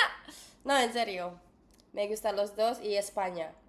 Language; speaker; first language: Spanish; non-native, learner; English